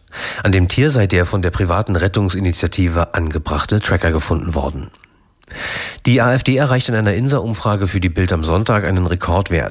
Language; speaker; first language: German; native; German